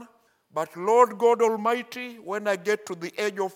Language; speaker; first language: English; non-native, local second language; Luyia